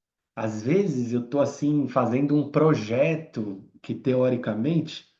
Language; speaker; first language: Portuguese; native; Portuguese